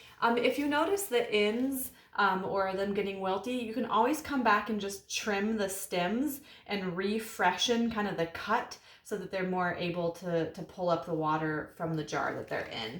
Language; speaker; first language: English; native; English